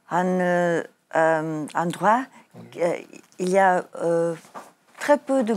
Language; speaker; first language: French; non-native, learner; Afrikaans